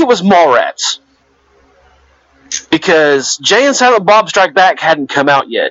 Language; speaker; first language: English; native; English